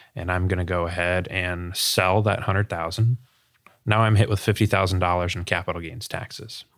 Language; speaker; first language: English; native; English